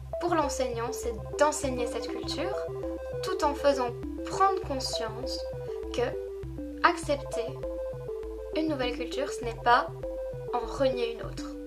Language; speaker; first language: French; native; French